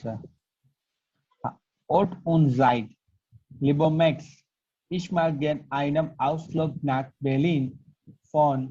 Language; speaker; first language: German; non-native, learner; Gujarati